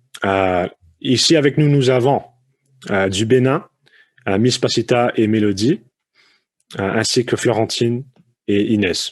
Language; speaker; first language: French; early bilingual, other home language; Spanish